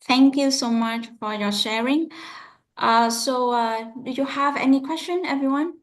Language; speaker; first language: English; non-native, fluent; Vietnamese